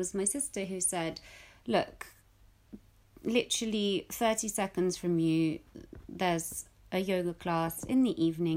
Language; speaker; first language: English; early bilingual, other home language; Russian